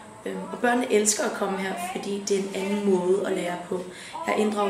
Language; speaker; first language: Danish; early bilingual, other home language; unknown